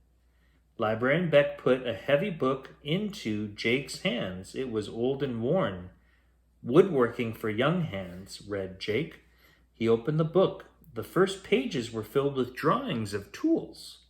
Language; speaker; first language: English; native; English